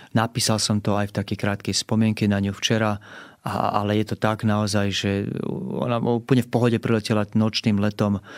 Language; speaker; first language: Slovak; native; Slovak